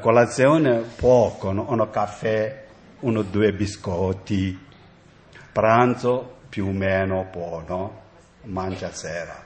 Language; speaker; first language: Italian; non-native, learner; Tibetan